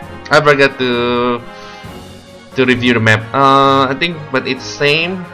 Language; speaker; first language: English; non-native, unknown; Indonesian